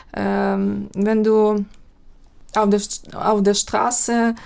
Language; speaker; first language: German; non-native, fluent; Ukrainian